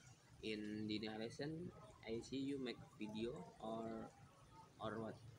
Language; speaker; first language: English; non-native, learner; Indonesian